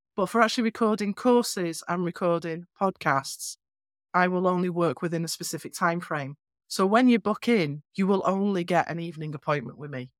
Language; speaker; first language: English; native; English